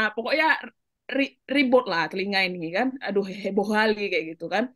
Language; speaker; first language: Indonesian; non-native, local second language; Achinese